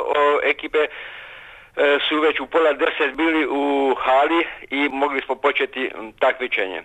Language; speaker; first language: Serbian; non-native, local second language; Hungarian